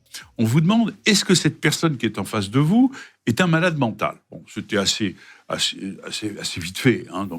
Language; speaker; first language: French; native; French